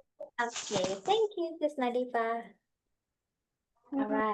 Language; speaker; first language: English; non-native, fluent; Indonesian